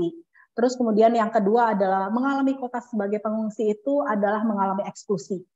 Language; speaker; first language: Indonesian; native; Indonesian